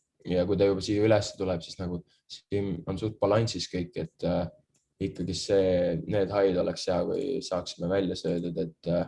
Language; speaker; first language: Estonian; native; Estonian